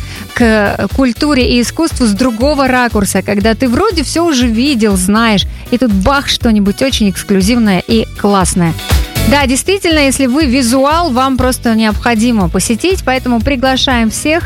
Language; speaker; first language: Russian; native; Russian